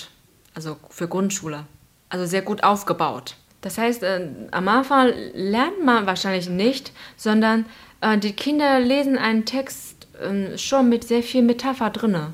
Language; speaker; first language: German; non-native, fluent; Chinese